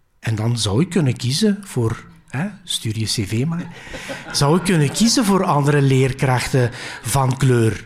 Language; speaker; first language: Dutch; early bilingual, other home language; Greek